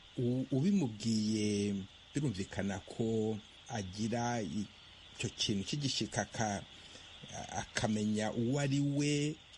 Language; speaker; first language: Kinyarwanda; native; Kinyarwanda